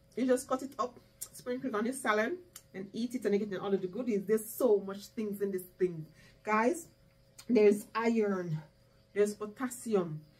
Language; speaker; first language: English; non-native, local second language; Jamaican Creole English